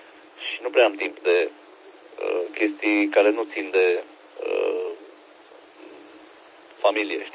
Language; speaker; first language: Romanian; native; Romanian